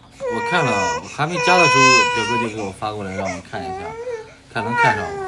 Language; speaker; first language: Chinese; native; Chinese